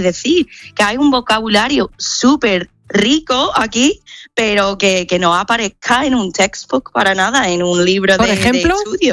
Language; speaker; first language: Spanish; non-native, fluent; English